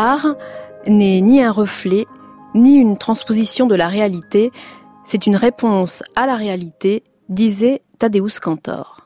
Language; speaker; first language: French; native; French